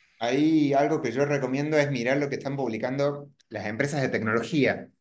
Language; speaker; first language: Spanish; native; Spanish